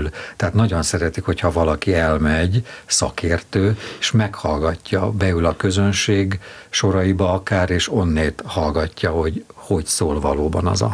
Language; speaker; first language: Hungarian; native; Hungarian